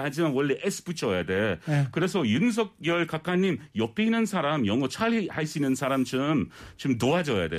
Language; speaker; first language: Korean; non-native, learner; English